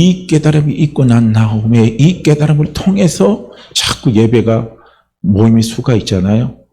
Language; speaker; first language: Korean; native; Korean